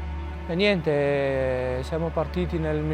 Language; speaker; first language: Italian; early bilingual, other home language; Armenian